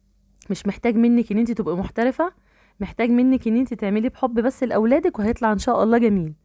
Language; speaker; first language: Arabic; native; Arabic